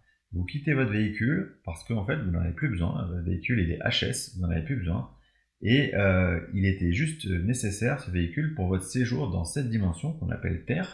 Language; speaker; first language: French; native; French